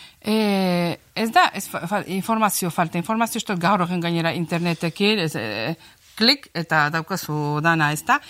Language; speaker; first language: Basque; non-native, fluent; Azerbaijani